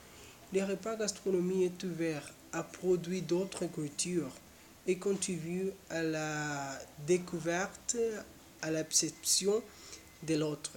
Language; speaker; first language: French; non-native, learner; Spanish